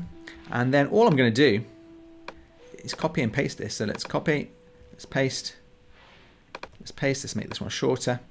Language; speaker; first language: English; native; English